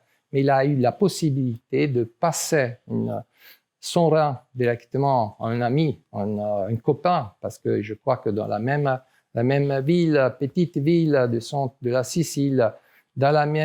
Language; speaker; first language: French; non-native, learner; Italian